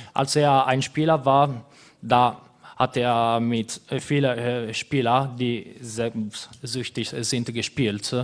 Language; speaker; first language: German; non-native, fluent; Italian